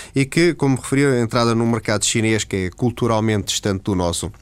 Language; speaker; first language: Portuguese; native; Portuguese